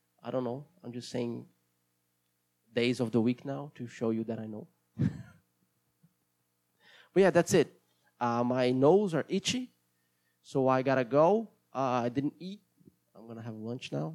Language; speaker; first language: English; non-native, fluent; Portuguese